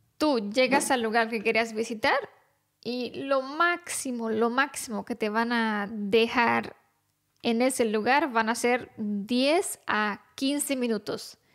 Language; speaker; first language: Spanish; non-native, fluent; Romanian